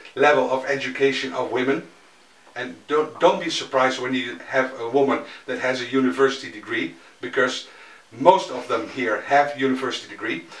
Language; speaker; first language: English; non-native, fluent; Dutch